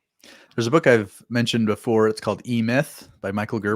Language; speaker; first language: English; native; English